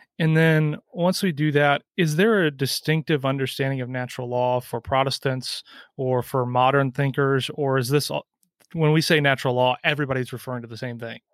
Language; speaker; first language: English; native; English